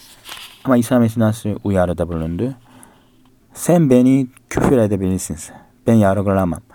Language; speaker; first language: Turkish; non-native, fluent; Korean